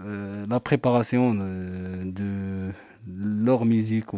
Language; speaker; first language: French; non-native, learner; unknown